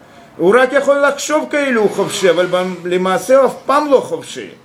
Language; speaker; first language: Hebrew; non-native, fluent; Russian